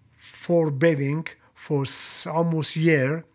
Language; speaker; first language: English; non-native, fluent; Persian